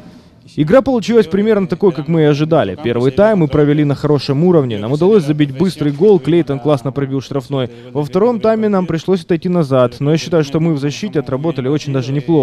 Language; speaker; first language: Russian; native; Russian